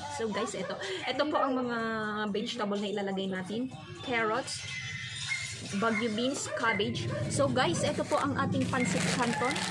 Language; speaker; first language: Filipino; non-native, local second language; Iloko